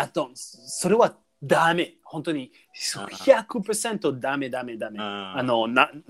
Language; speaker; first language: Japanese; non-native, learner; English